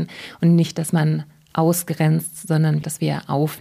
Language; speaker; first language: German; native; German